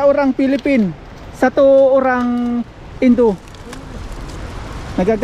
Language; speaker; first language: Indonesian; non-native, learner; Filipino